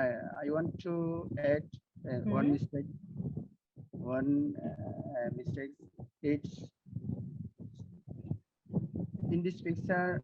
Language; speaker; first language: English; non-native, learner; Bangla